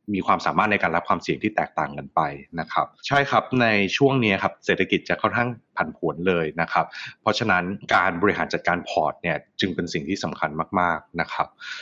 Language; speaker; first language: Thai; native; Thai